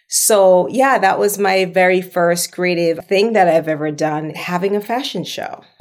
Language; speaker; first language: English; non-native, local second language; Jamaican Creole English